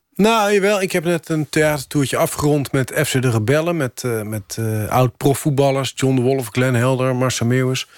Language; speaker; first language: Dutch; native; Dutch